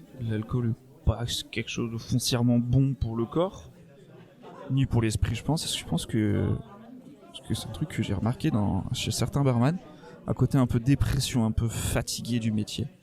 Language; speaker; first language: French; native; French